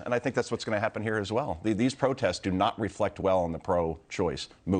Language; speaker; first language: English; native; English